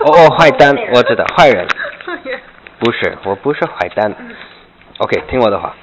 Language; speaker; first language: Chinese; non-native, learner; English